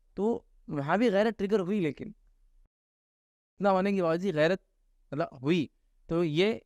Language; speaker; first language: Urdu; native; Urdu